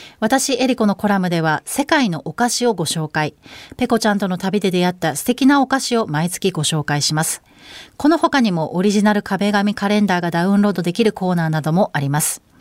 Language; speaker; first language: Japanese; native; Japanese